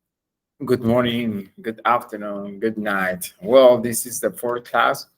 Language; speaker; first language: English; non-native, learner; Spanish